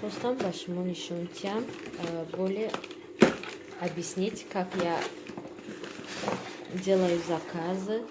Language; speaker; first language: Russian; non-native, learner; Tajik